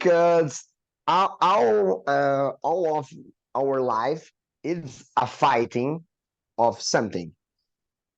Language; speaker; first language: English; non-native, learner; Portuguese